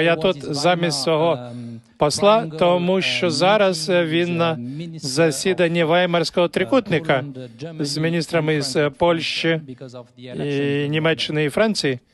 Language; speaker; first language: Ukrainian; non-native, fluent; French